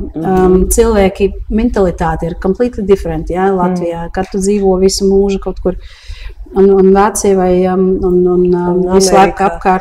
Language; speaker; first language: Latvian; early bilingual, heritage; Latvian